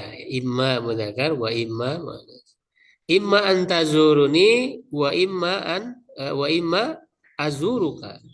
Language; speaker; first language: Arabic; non-native, fluent; Indonesian